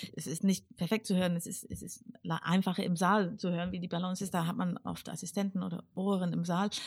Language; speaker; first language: German; non-native, fluent; English